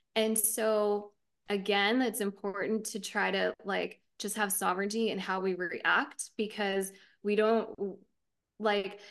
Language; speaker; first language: English; native; English